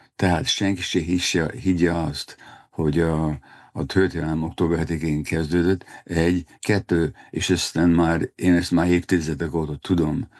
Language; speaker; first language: Hungarian; native; Hungarian